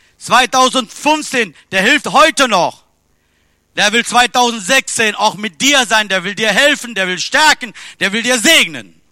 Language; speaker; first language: German; non-native, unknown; Tamil